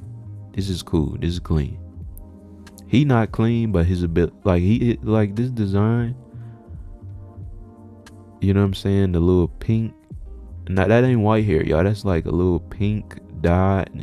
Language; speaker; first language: English; native; English